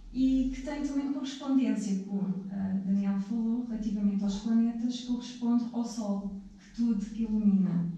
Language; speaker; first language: Portuguese; native; Portuguese